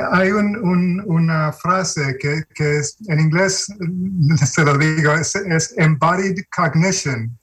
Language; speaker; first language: Spanish; early bilingual, heritage; Spanish